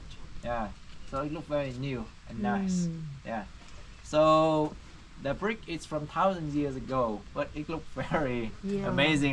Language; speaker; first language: English; non-native, fluent; Vietnamese